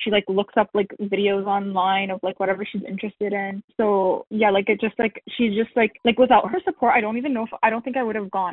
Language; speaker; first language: English; native; English